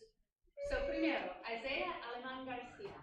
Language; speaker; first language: Spanish; non-native, learner; English